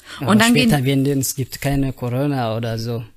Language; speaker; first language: German; non-native, learner; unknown